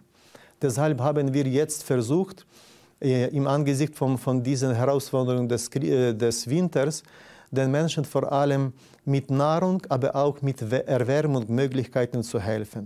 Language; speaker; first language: German; non-native, fluent; Ukrainian